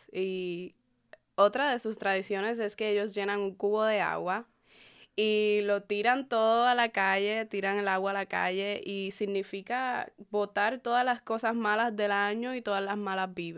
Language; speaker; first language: Spanish; early bilingual, heritage; Spanish